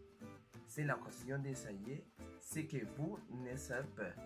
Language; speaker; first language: French; non-native, learner; Spanish